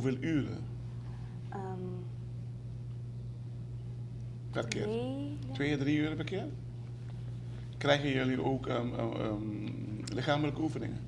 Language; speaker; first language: Dutch; non-native, local second language; Papiamento